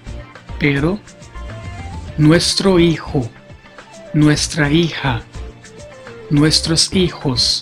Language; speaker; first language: Spanish; non-native, fluent; Portuguese